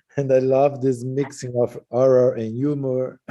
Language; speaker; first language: English; non-native, fluent; Portuguese